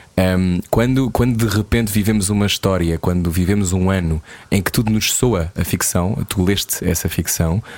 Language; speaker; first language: Portuguese; native; Portuguese